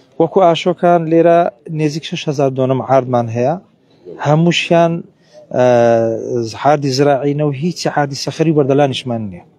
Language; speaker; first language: Central Kurdish; native; Central Kurdish